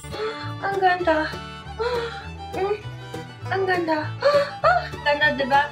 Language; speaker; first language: Filipino; non-native, learner; English